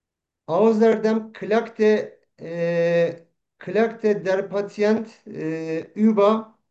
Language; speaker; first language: German; non-native, fluent; Turkish